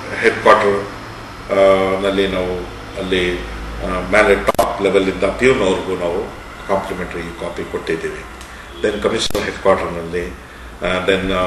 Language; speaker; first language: Kannada; non-native, local second language; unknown